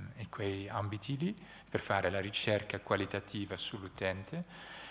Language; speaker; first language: Italian; non-native, fluent; Dutch